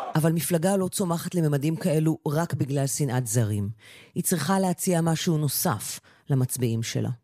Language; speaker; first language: Hebrew; native; Hebrew